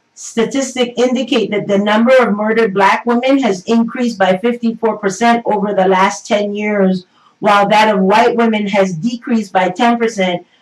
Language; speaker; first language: English; native; English